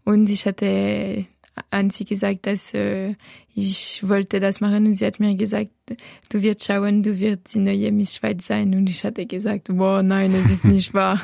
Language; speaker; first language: German; non-native, local second language; French